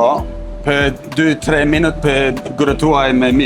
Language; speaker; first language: Albanian; non-native, learner; English